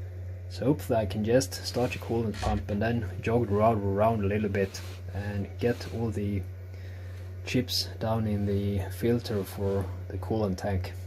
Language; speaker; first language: English; non-native, fluent; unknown